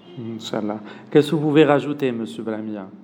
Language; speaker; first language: French; non-native, local second language; Arabic